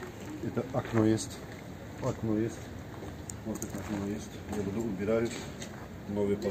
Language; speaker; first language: Russian; non-native, learner; Turkish